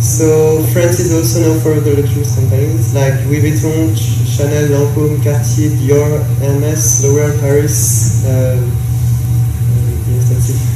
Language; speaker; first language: English; non-native, learner; French